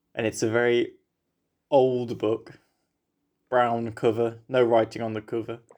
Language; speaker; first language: English; native; English